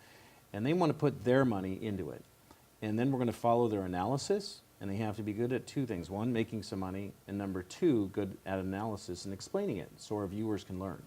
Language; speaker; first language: English; native; English